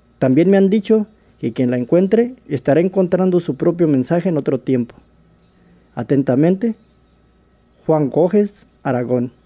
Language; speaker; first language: Spanish; native; Spanish